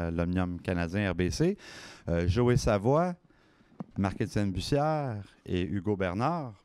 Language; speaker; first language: French; native; French